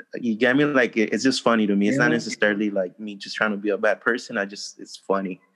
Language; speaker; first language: English; early bilingual, other home language; Spanish